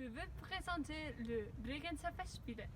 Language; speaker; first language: French; non-native, learner; German